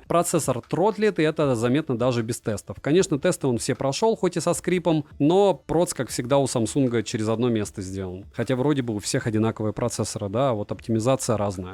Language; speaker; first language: Russian; native; Russian